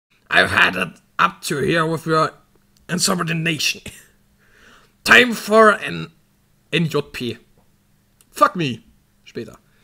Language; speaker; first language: English; non-native, learner; German